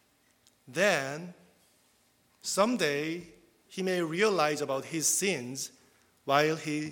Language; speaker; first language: English; non-native, fluent; Korean